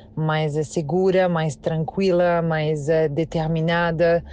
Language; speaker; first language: Portuguese; non-native, fluent; Italian